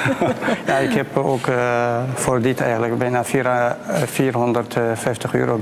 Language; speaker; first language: Dutch; non-native, learner; Persian